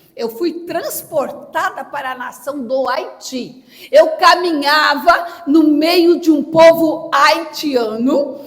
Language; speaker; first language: Portuguese; native; Portuguese